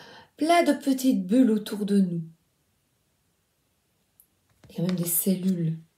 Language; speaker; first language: French; native; French